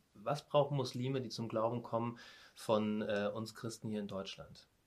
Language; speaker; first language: German; native; German